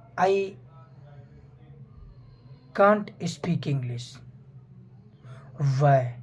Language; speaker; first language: English; non-native, fluent; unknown